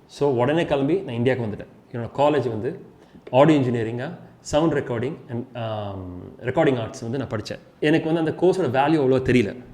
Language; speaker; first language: Tamil; early bilingual, heritage; Tamil